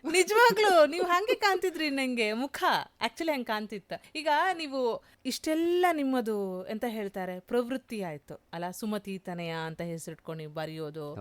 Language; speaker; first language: Kannada; native; Kannada